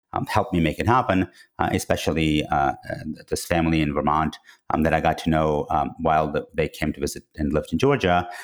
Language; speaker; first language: English; non-native, fluent; Georgian